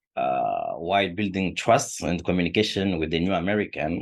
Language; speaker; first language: English; non-native, fluent; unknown